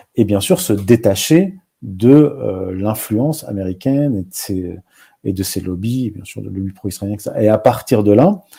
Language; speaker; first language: French; non-native, local second language; Arabic